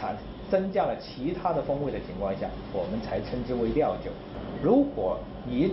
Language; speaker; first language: Chinese; native; Chinese